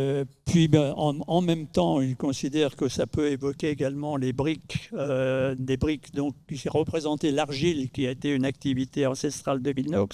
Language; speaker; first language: French; native; French